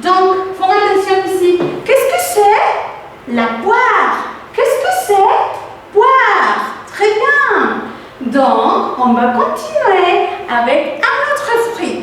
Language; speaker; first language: French; non-native, fluent; Spanish